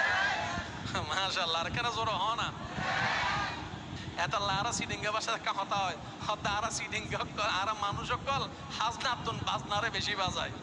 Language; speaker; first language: Bangla; non-native, local second language; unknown